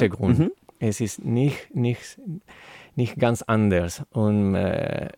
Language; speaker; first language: German; non-native, learner; Spanish